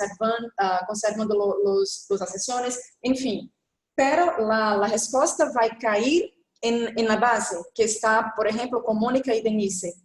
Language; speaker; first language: Spanish; non-native, fluent; Portuguese